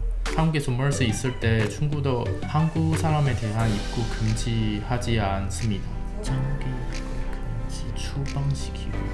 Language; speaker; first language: Korean; non-native, learner; Chinese